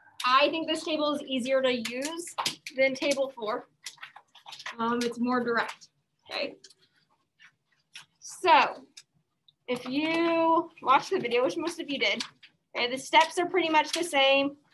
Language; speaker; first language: English; native; English